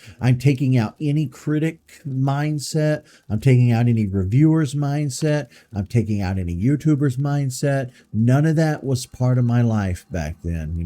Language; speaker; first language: English; native; English